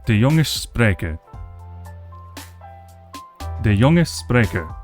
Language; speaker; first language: Dutch; non-native, learner; English